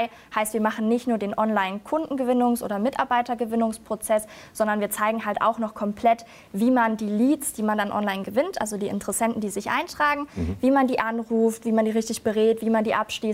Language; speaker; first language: German; native; German